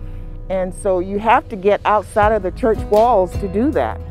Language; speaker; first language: English; native; English